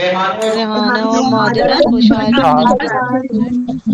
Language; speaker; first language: Persian; non-native, learner; Urdu